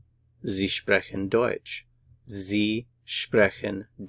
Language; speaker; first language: German; non-native, fluent; English